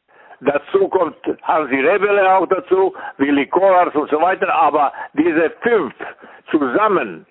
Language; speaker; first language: German; non-native, fluent; Serbian